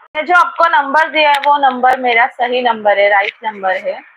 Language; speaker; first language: Hindi; non-native, local second language; Marathi